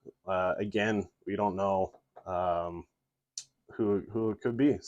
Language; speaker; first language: English; native; English